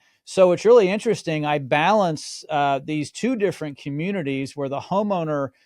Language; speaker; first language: English; native; English